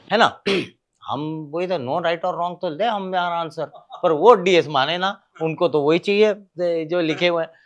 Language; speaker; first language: Hindi; native; Hindi